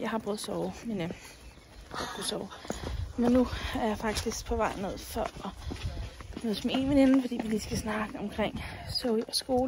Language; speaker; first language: Danish; native; Danish